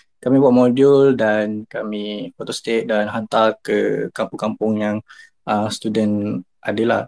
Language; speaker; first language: Malay; native; Malay